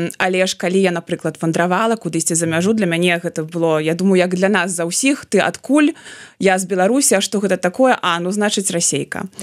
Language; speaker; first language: Belarusian; non-native, local second language; Russian